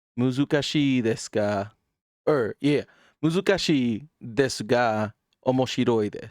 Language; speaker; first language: Japanese; non-native, learner; English